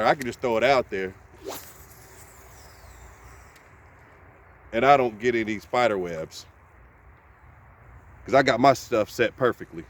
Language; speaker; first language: English; native; English